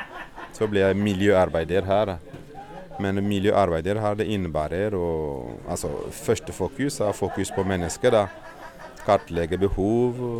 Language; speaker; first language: Swedish; non-native, fluent; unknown